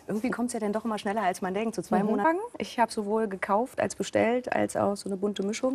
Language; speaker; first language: German; native; German